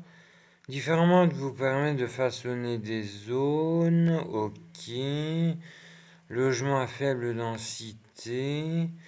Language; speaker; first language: French; native; French